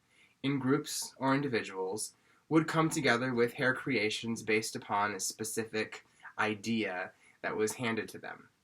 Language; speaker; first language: English; native; English